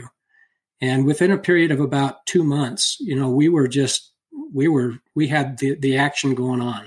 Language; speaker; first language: English; native; English